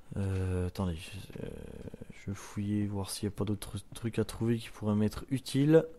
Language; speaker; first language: French; native; French